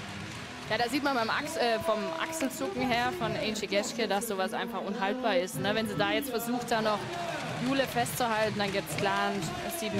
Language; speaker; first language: German; native; German